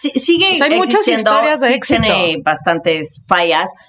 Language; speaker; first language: Spanish; non-native, fluent; English